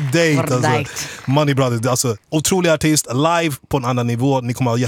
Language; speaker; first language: Swedish; native; Swedish